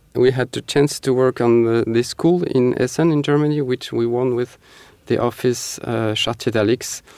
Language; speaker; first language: English; non-native, fluent; French